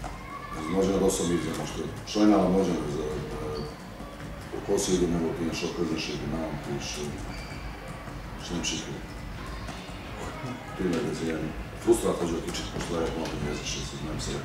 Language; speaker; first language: Hungarian; non-native, learner; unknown